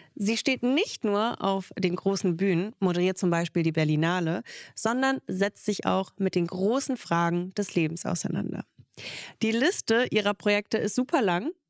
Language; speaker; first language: German; early bilingual, other home language; Russian